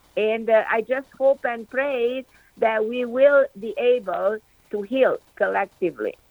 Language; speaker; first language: English; non-native, fluent; Romanian